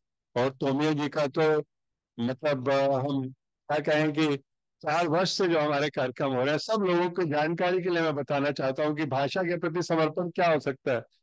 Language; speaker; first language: Hindi; native; Hindi